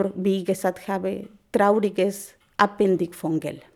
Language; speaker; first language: German; non-native, learner; Spanish